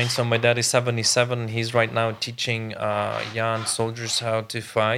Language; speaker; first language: English; non-native, fluent; Ukrainian